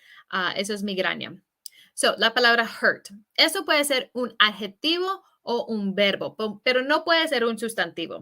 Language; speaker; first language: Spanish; non-native, fluent; English